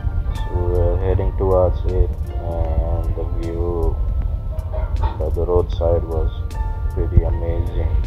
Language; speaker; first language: English; non-native, fluent; Nepali